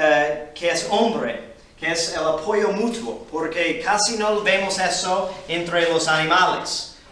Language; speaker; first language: Spanish; non-native, fluent; English